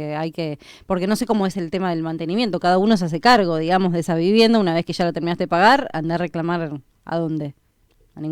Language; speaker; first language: Spanish; native; Spanish